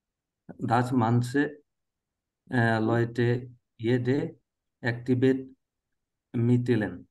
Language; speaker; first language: German; non-native, learner; Bangla